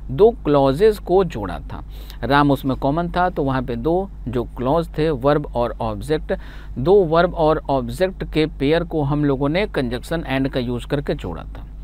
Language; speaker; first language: Hindi; native; Hindi